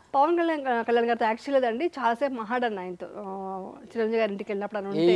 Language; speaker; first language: Telugu; native; Telugu